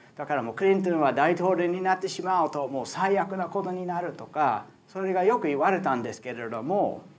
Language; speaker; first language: Japanese; non-native, fluent; English